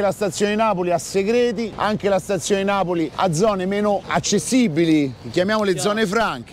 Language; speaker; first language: Italian; native; Italian